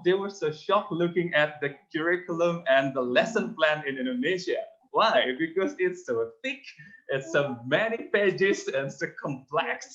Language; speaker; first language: English; non-native, fluent; Indonesian